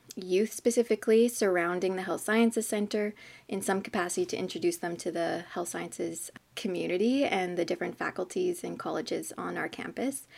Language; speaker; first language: English; native; English